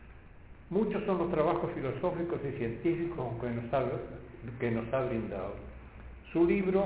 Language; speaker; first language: Spanish; native; Spanish